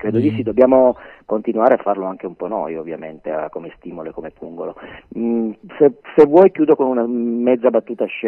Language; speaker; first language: Italian; native; Italian